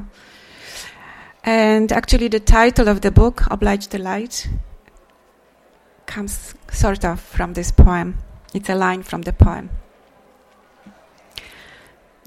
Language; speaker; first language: English; non-native, fluent; Polish